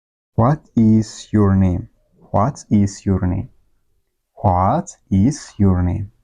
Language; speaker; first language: English; non-native, local second language; Oromo